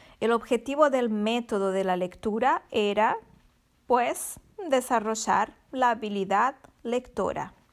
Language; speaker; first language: Spanish; non-native, fluent; Portuguese